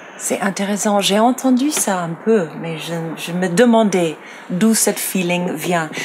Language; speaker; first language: French; non-native, fluent; English